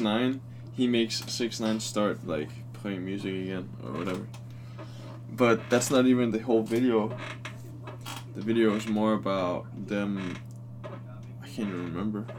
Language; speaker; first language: English; non-native, fluent; Danish